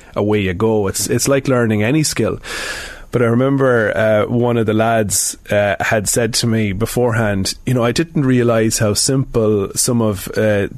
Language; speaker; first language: English; native; English